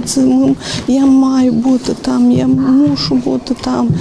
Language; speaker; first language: Ukrainian; non-native, local second language; Russian